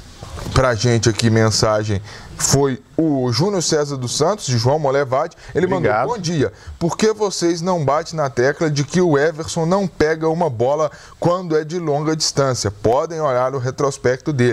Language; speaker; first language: Portuguese; native; Portuguese